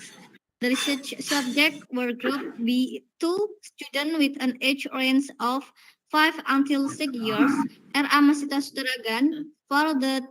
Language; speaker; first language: English; non-native, learner; Indonesian